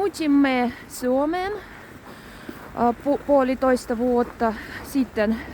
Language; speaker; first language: Finnish; non-native, learner; Russian